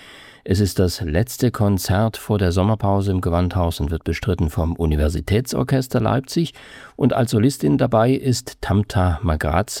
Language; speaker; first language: German; native; German